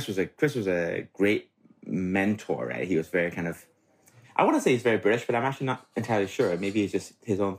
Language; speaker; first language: English; non-native, local second language; Cantonese